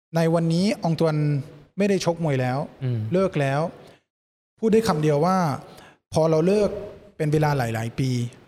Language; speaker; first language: Thai; early bilingual, other home language; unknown